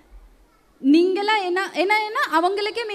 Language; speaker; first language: Tamil; non-native, local second language; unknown